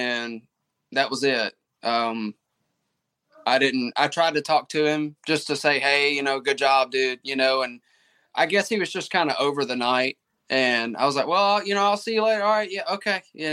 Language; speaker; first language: English; native; English